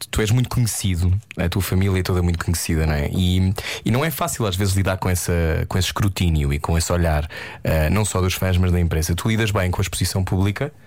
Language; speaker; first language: Portuguese; native; Portuguese